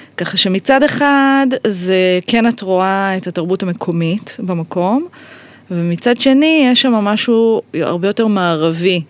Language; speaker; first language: Hebrew; native; Hebrew